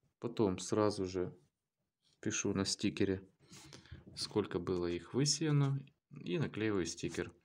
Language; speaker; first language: Russian; native; Russian